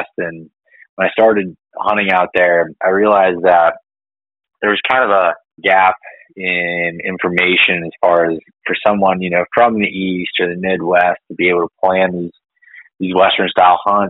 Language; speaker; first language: English; native; English